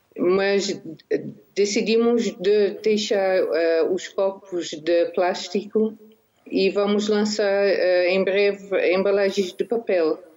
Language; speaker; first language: Portuguese; non-native, fluent; Dutch